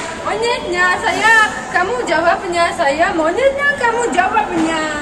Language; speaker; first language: Indonesian; non-native, learner; Russian